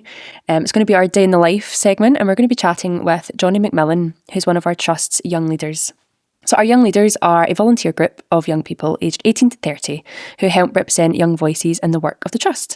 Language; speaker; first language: English; native; English